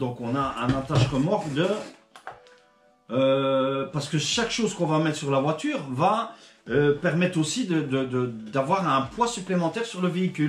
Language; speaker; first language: French; native; French